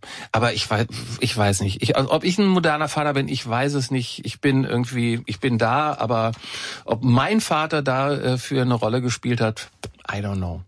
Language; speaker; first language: German; native; German